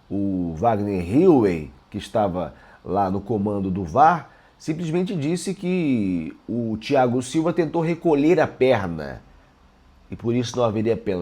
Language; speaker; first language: Portuguese; native; Portuguese